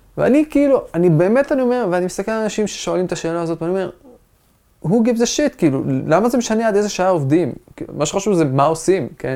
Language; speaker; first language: Hebrew; non-native, local second language; Arabic